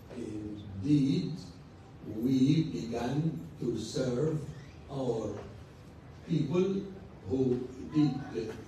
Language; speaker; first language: English; non-native, fluent; Arabic